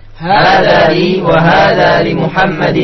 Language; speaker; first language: Arabic; non-native, learner; Indonesian